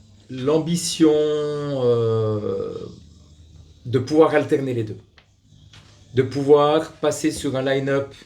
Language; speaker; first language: French; native; French